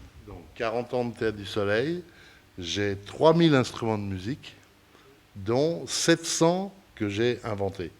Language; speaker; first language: French; early bilingual, other home language; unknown